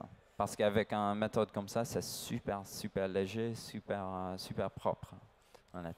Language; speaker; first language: French; non-native, learner; English